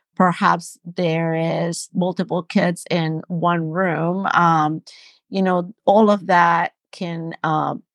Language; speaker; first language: English; non-native, fluent; Spanish